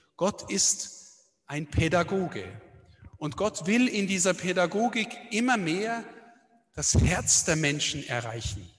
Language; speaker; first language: German; native; German